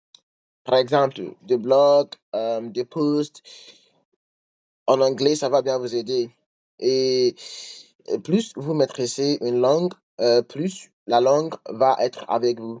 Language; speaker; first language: French; non-native, learner; English